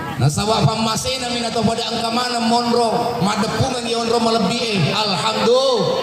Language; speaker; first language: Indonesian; non-native, local second language; Buginese